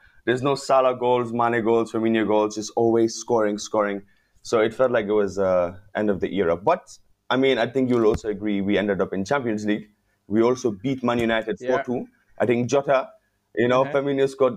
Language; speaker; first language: English; non-native, local second language; Wolof